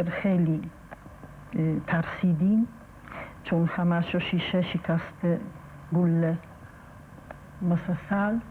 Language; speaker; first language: Persian; non-native, fluent; Polish